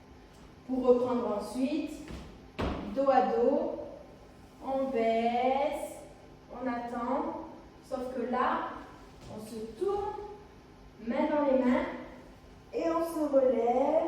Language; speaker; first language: French; native; French